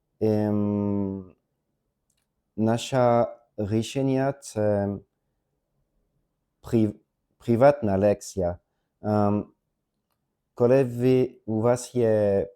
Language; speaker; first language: Ukrainian; non-native, learner; French